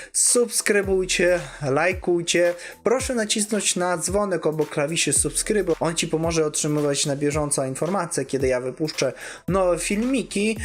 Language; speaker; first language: Polish; non-native, fluent; Russian